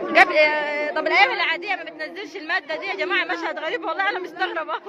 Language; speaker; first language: Egyptian Arabic; native; Egyptian Arabic